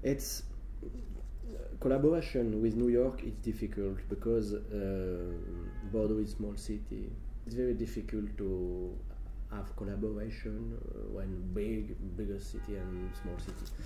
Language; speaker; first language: English; non-native, learner; French